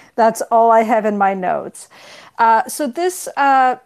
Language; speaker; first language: English; non-native, fluent; Polish